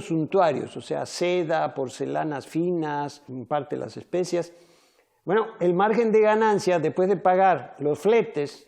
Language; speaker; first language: Spanish; native; Spanish